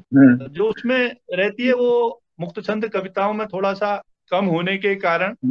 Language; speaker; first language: Hindi; native; Hindi